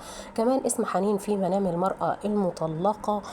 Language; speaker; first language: Arabic; native; Arabic